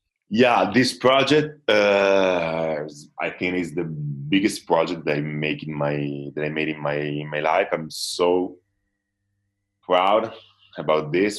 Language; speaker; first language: English; non-native, fluent; Italian